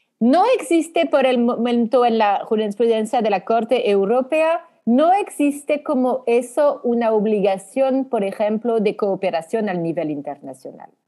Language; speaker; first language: Spanish; non-native, fluent; French